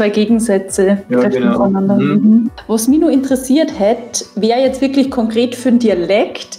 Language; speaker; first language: German; native; German